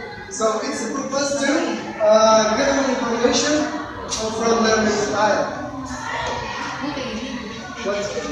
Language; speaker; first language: English; non-native, learner; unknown